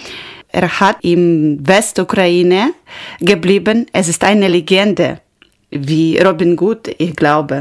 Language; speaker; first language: German; non-native, learner; Ukrainian